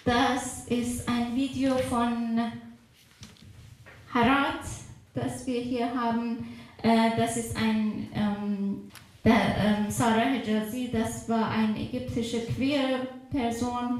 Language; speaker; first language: German; non-native, fluent; Persian